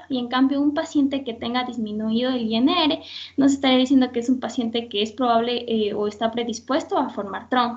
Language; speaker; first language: Spanish; native; Spanish